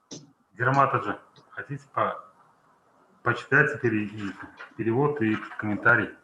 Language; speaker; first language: Russian; native; Russian